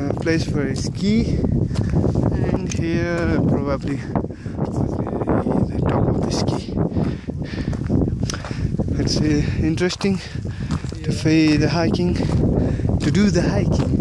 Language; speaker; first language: English; non-native, learner; French